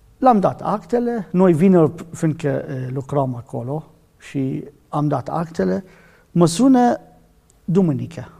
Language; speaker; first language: Romanian; non-native, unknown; Arabic